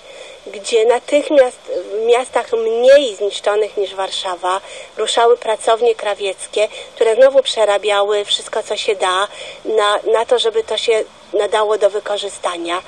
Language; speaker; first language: Polish; native; Polish